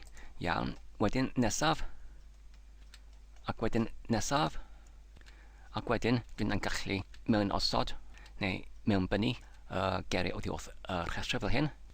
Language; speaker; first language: Welsh; non-native, learner; English